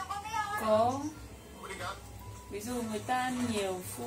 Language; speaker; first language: Vietnamese; non-native, learner; Portuguese